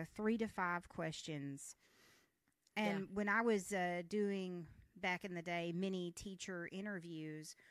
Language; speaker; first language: English; native; English